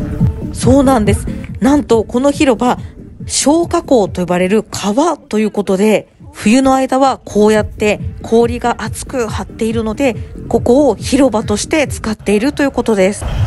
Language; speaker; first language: Japanese; native; Japanese